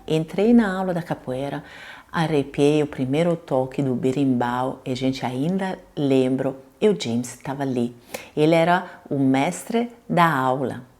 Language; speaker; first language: Portuguese; non-native, fluent; Italian